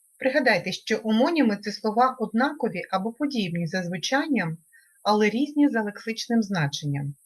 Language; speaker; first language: Ukrainian; native; Ukrainian